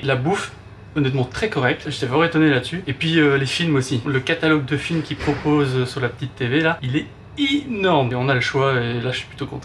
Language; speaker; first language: French; native; French